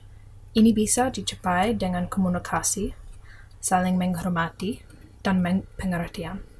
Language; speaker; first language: Indonesian; non-native, learner; English